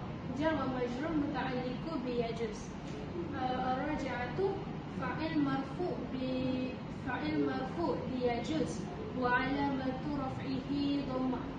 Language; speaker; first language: Arabic; non-native, learner; Malay